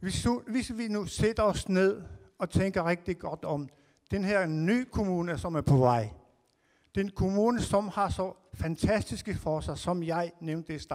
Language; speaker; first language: Danish; non-native, local second language; Kalaallisut